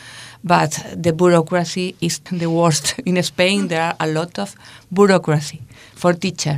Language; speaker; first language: English; non-native, learner; Spanish